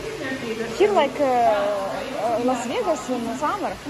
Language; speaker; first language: English; non-native, learner; Russian